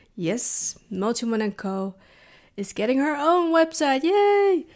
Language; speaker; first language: English; early bilingual, other home language; Dutch